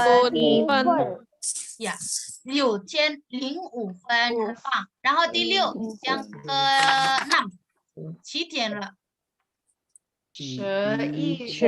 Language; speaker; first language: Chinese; non-native, fluent; Indonesian